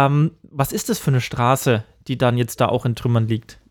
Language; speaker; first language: German; native; German